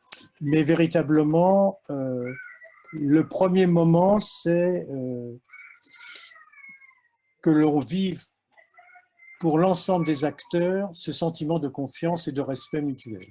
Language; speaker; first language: French; native; French